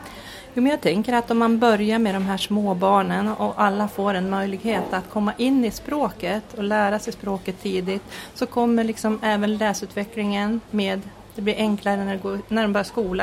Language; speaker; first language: Swedish; native; Swedish